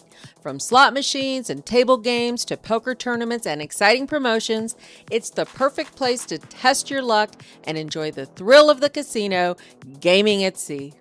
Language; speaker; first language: English; native; English